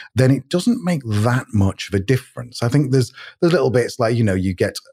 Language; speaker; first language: English; native; English